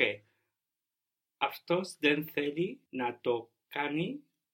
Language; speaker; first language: Greek; non-native, learner; English